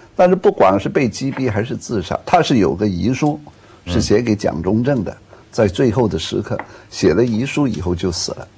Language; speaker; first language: Chinese; non-native, local second language; Cantonese